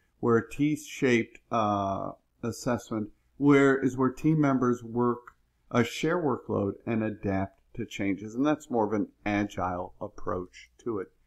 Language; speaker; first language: English; native; English